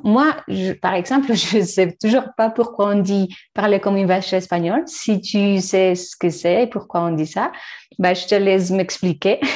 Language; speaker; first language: French; non-native, fluent; Spanish